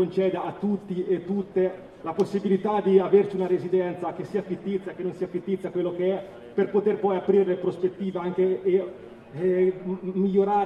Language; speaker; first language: Italian; native; Italian